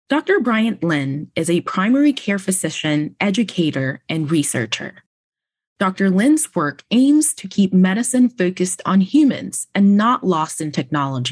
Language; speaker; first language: English; non-native, local second language; Filipino